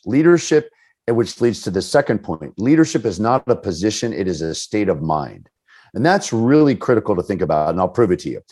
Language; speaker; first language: English; native; English